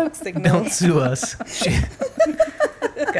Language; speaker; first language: English; native; English